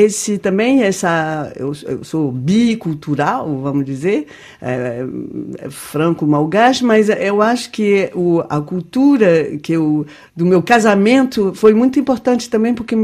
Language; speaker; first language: Portuguese; non-native, fluent; French